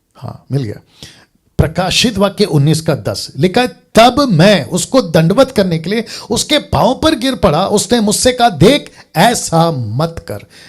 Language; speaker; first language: Hindi; native; Hindi